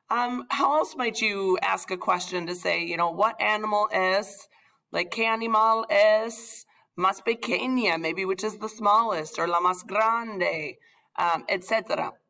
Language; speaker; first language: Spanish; non-native, fluent; English